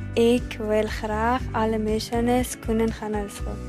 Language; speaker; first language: Dutch; non-native, learner; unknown